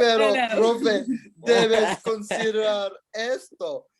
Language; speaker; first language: Spanish; non-native, learner; English